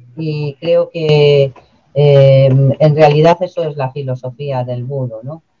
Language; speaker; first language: Spanish; native; Spanish